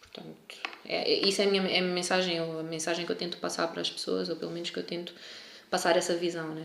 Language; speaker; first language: Portuguese; native; Portuguese